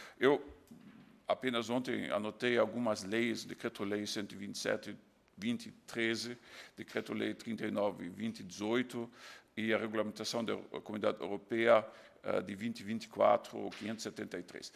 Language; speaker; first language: Portuguese; non-native, fluent; German